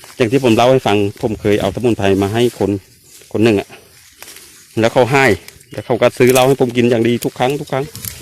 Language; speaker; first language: Thai; non-native, local second language; Northeastern Thai